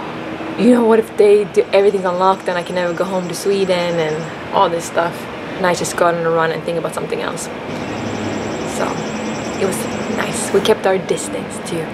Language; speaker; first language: English; non-native, fluent; Swedish